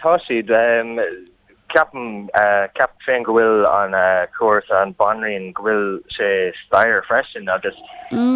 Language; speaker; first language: Irish; non-native, learner; English